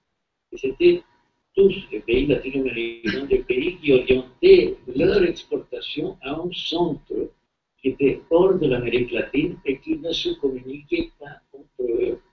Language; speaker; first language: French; non-native, fluent; Spanish